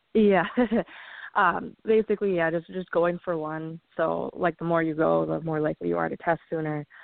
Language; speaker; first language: English; native; English